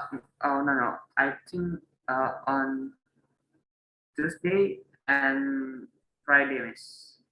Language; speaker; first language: English; non-native, learner; Indonesian